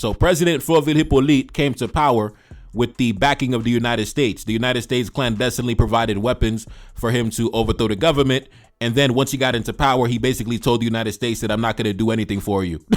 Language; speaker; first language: English; native; English